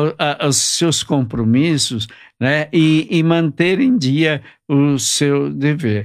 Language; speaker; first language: Portuguese; native; Portuguese